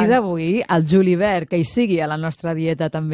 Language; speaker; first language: Catalan; native; Catalan